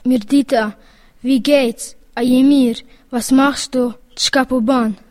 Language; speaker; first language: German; early bilingual, other home language; Albanian